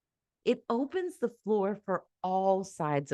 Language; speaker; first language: English; native; English